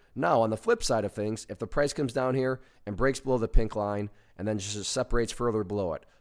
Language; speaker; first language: English; native; English